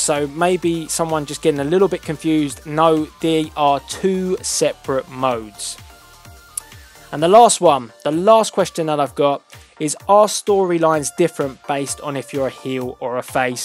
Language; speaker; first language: English; native; English